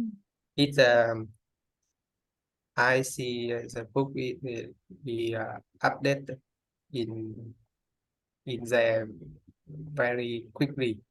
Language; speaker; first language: English; non-native, learner; Vietnamese